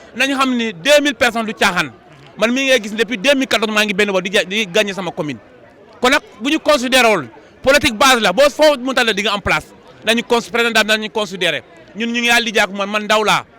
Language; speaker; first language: Wolof; non-native, local second language; Mandingo